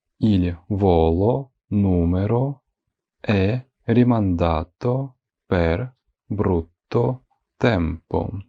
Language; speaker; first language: Italian; non-native, fluent; Ukrainian